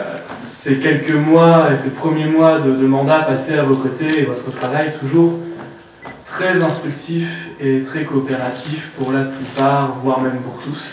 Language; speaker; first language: French; native; French